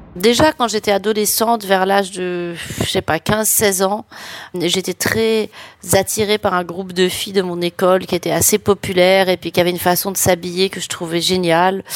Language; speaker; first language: French; native; French